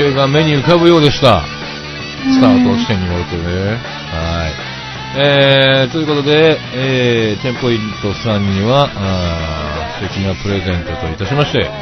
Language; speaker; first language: Japanese; native; Japanese